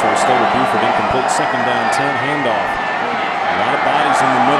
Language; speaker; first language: English; native; English